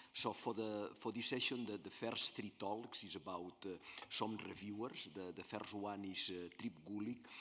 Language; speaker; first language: English; non-native, fluent; Spanish